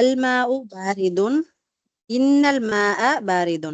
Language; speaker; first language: Arabic; non-native, learner; Tamil